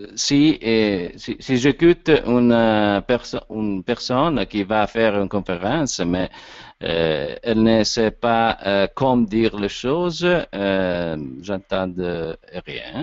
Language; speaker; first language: French; non-native, learner; Italian